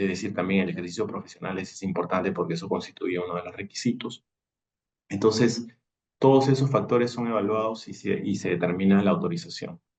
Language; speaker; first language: Spanish; native; Spanish